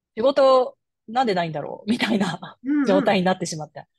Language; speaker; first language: Japanese; native; Japanese